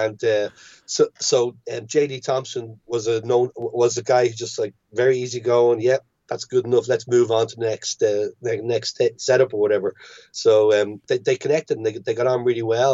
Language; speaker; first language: English; native; English